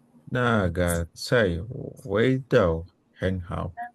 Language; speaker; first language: Chinese; non-native, learner; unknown